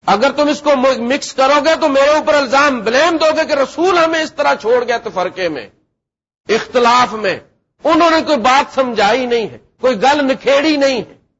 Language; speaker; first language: Urdu; non-native, local second language; Punjabi